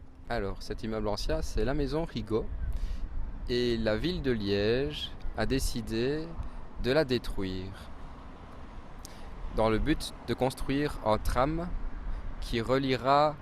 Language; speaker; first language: French; native; French